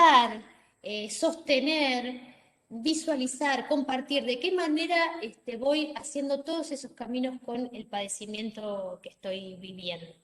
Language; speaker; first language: Spanish; native; Spanish